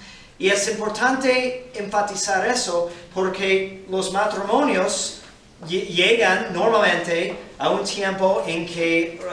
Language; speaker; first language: Spanish; non-native, fluent; English